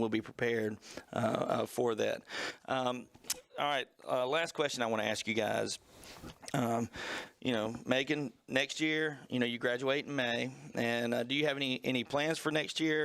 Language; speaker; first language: English; native; English